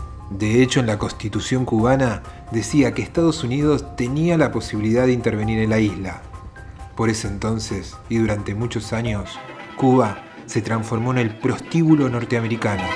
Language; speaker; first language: Spanish; native; Spanish